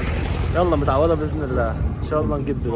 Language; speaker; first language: Arabic; native; Arabic